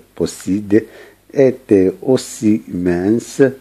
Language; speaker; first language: French; non-native, local second language; Arabic